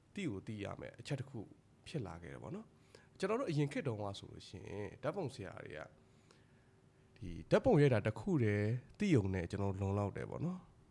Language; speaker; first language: Burmese; native; Burmese